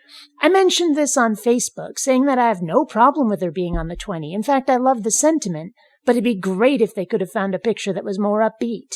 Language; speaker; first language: English; native; English